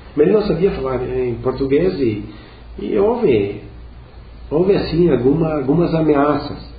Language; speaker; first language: Portuguese; non-native, local second language; Venetian